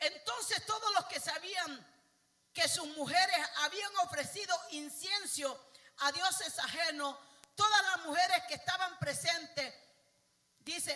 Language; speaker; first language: Spanish; native; Spanish